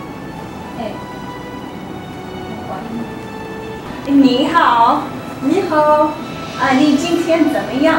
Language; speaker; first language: Chinese; non-native, learner; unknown